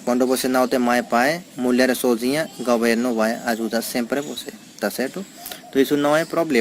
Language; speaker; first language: Portuguese; non-native, learner; Hindi